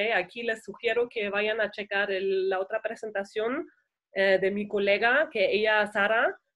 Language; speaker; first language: Spanish; non-native, fluent; German